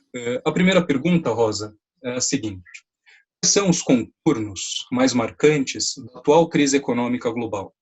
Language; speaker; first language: Portuguese; native; Portuguese